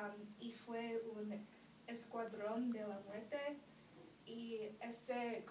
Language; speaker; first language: Spanish; non-native, learner; English